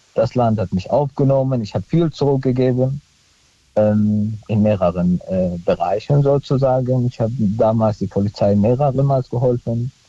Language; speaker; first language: German; non-native, fluent; Arabic